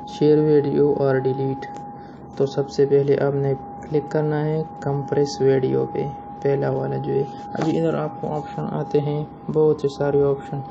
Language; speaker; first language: Urdu; non-native, local second language; Punjabi